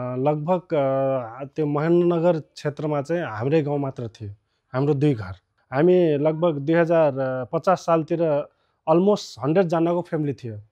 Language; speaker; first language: Nepali; non-native, local second language; Rana Tharu